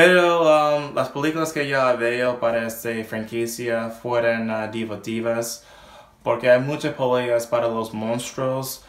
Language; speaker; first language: Spanish; non-native, learner; English